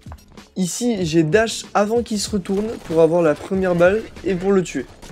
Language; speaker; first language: French; native; French